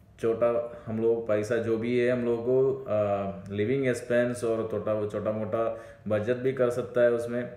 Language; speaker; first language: Hindi; non-native, local second language; Malayalam